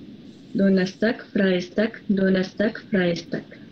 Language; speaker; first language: German; non-native, learner; Spanish